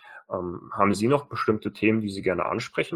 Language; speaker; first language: German; native; German